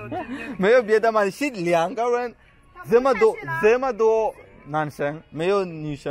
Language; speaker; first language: Chinese; non-native, learner; Rundi